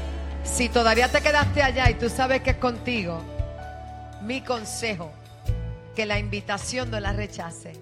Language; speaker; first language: Spanish; native; Spanish